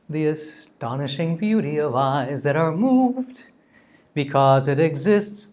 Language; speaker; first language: English; native; English